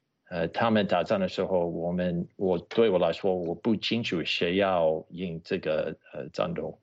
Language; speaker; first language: Chinese; non-native, fluent; English